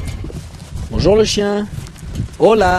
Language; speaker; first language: French; native; French